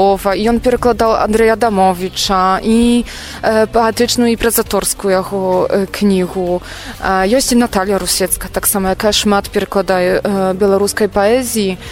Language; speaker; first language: Belarusian; non-native, fluent; Polish